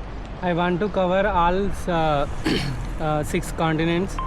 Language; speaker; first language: English; non-native, local second language; Telugu